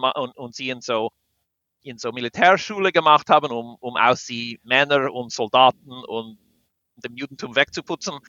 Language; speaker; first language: German; non-native, fluent; English